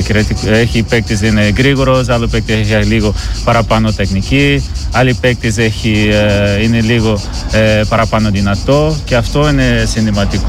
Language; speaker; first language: Greek; non-native, learner; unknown